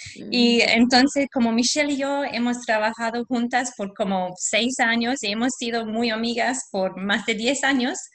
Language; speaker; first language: Spanish; non-native, fluent; English